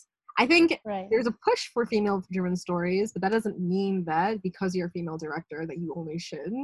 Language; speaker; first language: English; native; English